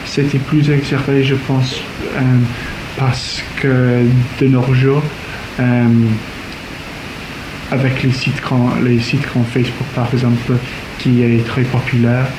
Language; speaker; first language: French; non-native, learner; English